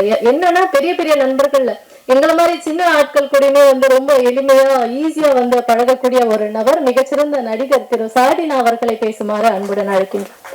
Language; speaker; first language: Tamil; native; Tamil